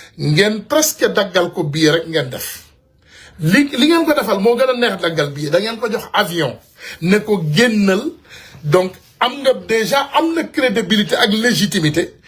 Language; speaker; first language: Wolof; native; Wolof